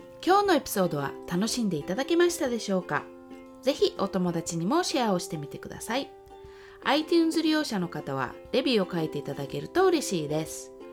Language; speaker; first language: Japanese; native; Japanese